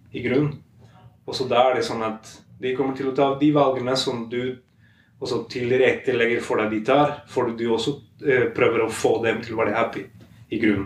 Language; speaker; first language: Norwegian; non-native, fluent; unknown